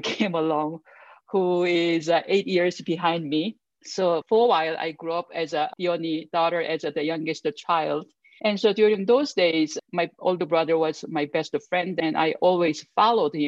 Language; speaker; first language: English; non-native, fluent; Korean